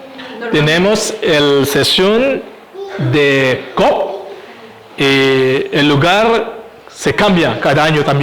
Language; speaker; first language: Spanish; non-native, fluent; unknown